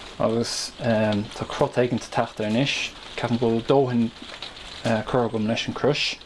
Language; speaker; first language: Irish; native; Irish